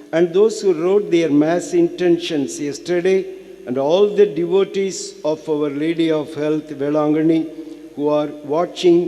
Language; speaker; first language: English; non-native, local second language; Tamil